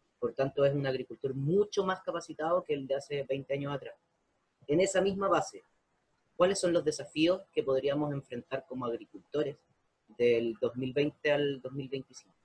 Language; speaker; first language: Spanish; native; Spanish